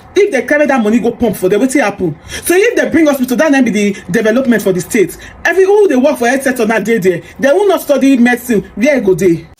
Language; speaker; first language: Nigerian Pidgin; native; Nigerian Pidgin